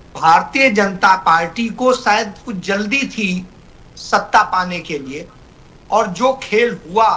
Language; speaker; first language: Hindi; native; Hindi